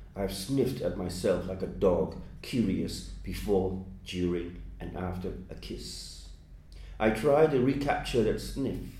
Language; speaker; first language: English; non-native, fluent; Burmese